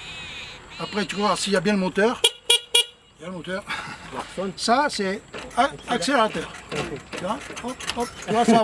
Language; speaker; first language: French; native; French